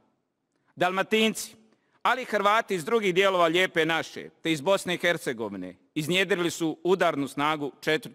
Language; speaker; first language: Bosnian; native; Bosnian